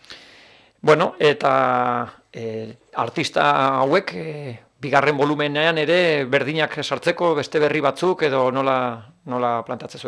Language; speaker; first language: Basque; native; Basque